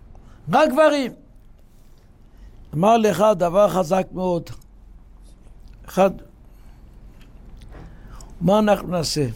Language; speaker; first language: Hebrew; non-native, local second language; Yiddish